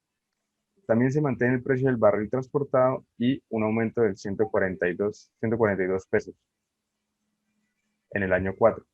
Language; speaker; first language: Spanish; native; Spanish